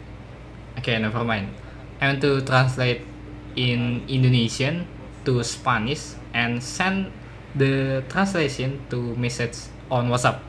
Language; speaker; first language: English; non-native, learner; Indonesian